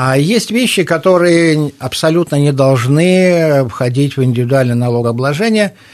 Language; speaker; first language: Russian; native; Russian